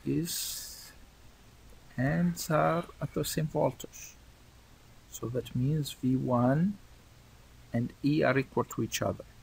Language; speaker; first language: English; non-native, fluent; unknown